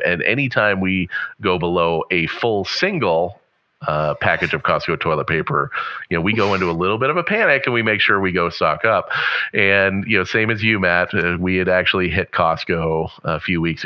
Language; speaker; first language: English; native; English